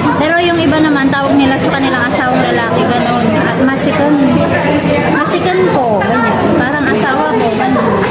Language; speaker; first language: Filipino; non-native, local second language; Pangasinan